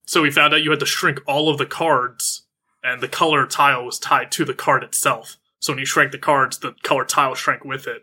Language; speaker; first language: English; native; English